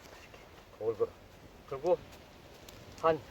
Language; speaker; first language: Korean; native; Korean